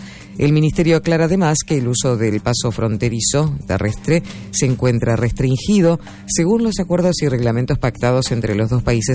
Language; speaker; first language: Spanish; native; Spanish